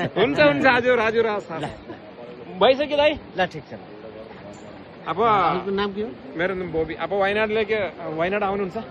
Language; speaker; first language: Nepali; non-native, learner; Malayalam